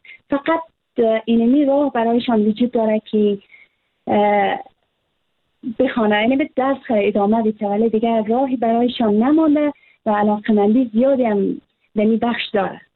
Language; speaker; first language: Persian; native; Persian